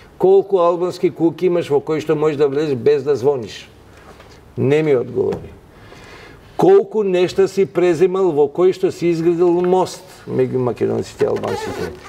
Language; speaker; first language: Macedonian; non-native, local second language; Albanian